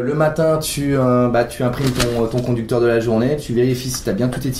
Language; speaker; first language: French; native; French